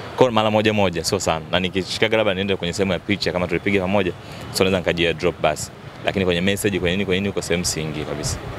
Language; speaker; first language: Swahili; native; Swahili